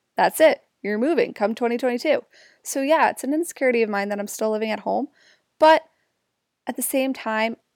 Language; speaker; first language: English; native; English